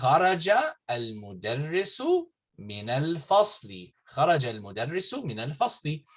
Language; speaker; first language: Arabic; non-native, fluent; English